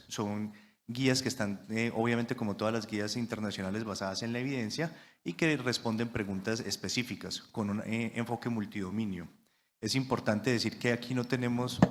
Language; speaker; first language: Spanish; native; Spanish